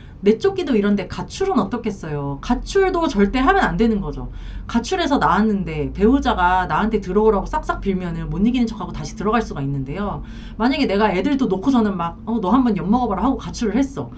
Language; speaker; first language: Korean; native; Korean